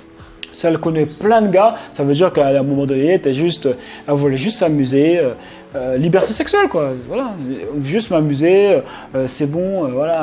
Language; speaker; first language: French; native; French